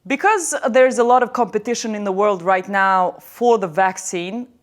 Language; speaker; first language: English; non-native, fluent; Albanian